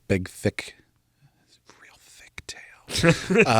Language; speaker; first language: English; native; English